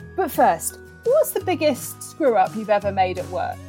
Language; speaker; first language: English; native; English